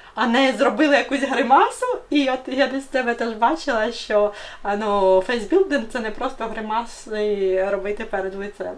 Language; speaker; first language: Ukrainian; native; Ukrainian